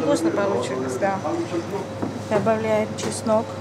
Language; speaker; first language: Russian; non-native, fluent; Georgian